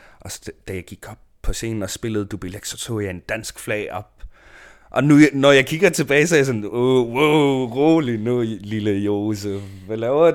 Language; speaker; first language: Danish; non-native, local second language; Kalaallisut